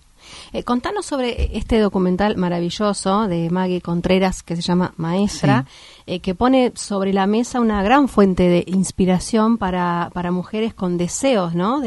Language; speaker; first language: Spanish; native; Spanish